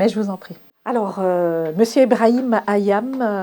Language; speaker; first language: French; native; French